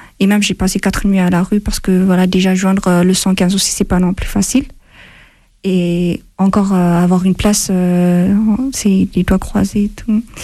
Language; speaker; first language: French; non-native, fluent; Amharic